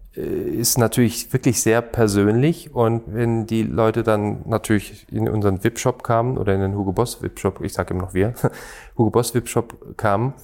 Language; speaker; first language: German; native; German